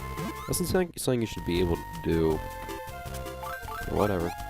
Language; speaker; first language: English; native; English